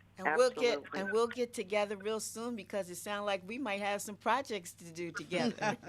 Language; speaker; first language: English; native; English